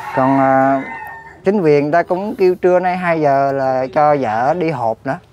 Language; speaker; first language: Vietnamese; non-native, local second language; Khmer